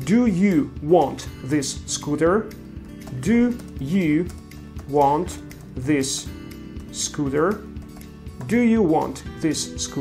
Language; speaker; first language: English; non-native, fluent; Russian